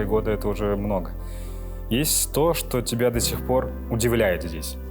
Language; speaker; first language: Russian; native; Russian